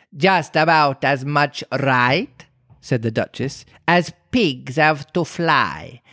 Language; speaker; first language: English; native; English